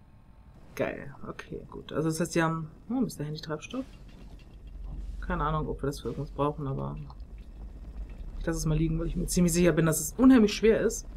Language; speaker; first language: German; native; German